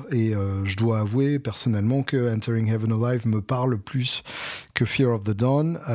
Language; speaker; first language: French; native; French